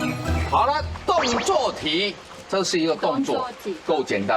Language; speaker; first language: Chinese; native; Chinese